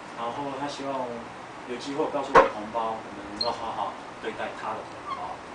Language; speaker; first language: Chinese; native; Chinese